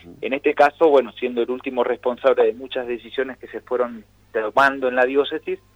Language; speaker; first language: Spanish; native; Spanish